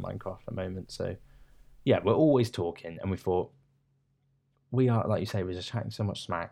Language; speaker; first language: English; native; English